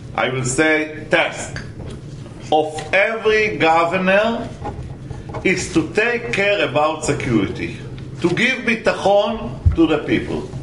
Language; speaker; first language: English; non-native, fluent; Hebrew